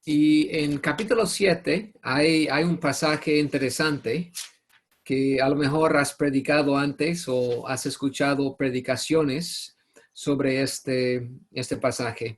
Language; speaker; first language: Spanish; non-native, fluent; English